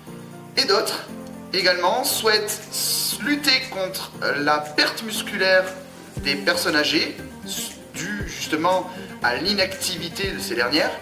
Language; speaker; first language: French; native; French